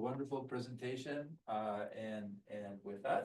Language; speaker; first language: English; native; English